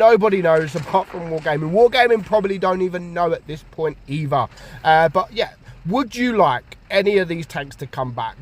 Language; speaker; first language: English; native; English